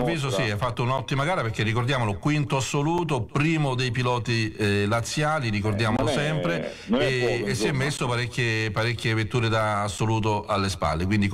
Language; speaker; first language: Italian; native; Italian